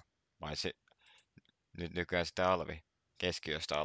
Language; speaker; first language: Finnish; native; Finnish